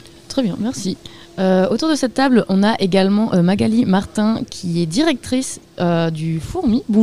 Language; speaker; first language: French; native; French